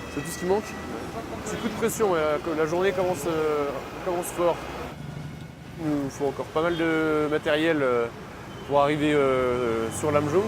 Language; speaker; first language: French; native; French